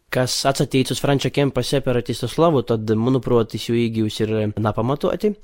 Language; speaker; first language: Latvian; native; Latvian